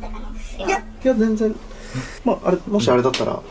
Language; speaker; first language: Japanese; native; Japanese